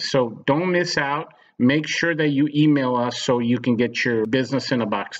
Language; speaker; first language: English; native; English